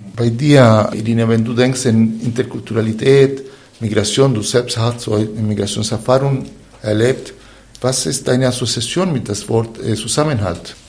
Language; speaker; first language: German; non-native, fluent; Spanish